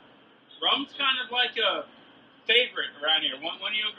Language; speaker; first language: English; native; English